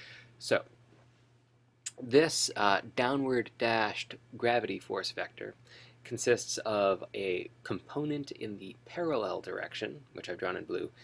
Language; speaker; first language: English; native; English